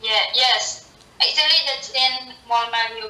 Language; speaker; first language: English; non-native, learner; Indonesian